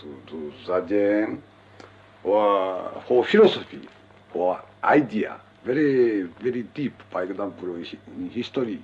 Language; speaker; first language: English; non-native, learner; Japanese